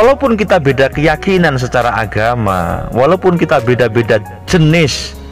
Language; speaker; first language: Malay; non-native, local second language; Javanese